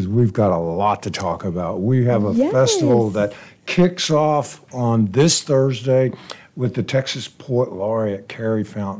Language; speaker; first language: English; native; English